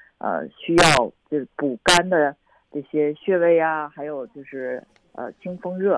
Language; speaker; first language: Chinese; native; Chinese